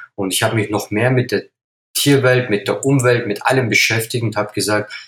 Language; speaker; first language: German; native; German